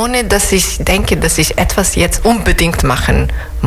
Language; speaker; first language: German; non-native, fluent; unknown